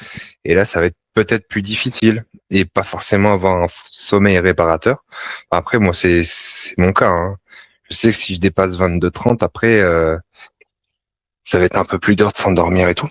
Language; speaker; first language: French; native; French